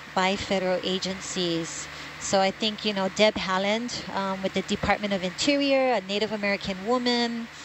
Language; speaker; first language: English; native; English